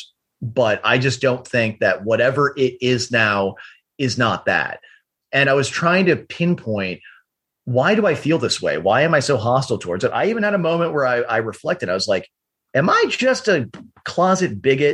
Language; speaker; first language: English; native; English